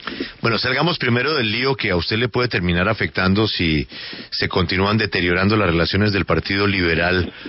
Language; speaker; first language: Spanish; native; Spanish